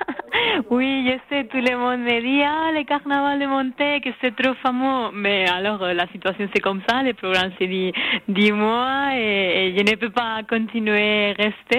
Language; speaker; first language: French; non-native, learner; Spanish